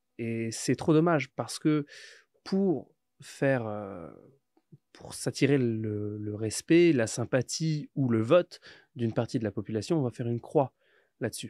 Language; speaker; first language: French; native; French